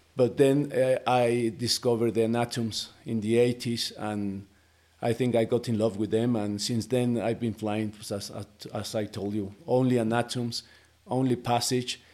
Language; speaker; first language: English; non-native, fluent; Spanish